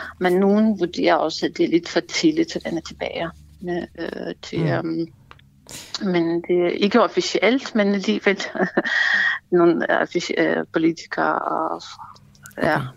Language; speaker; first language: Danish; non-native, fluent; Ukrainian